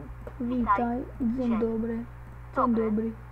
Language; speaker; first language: Polish; non-native, learner; Czech